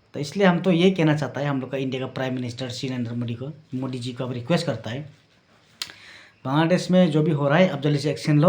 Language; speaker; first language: Hindi; non-native, local second language; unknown